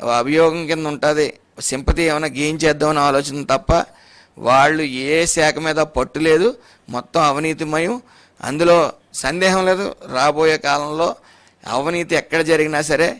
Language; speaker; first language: Telugu; native; Telugu